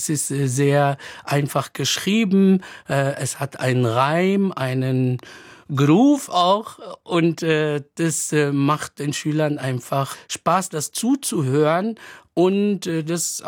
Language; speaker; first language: German; non-native, fluent; Arabic